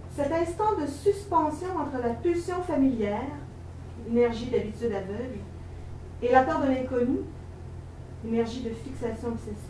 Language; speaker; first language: French; native; French